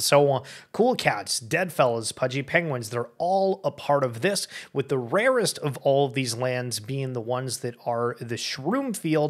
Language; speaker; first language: English; native; English